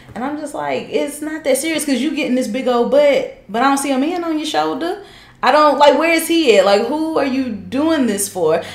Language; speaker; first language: English; native; English